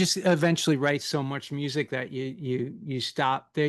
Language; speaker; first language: English; native; English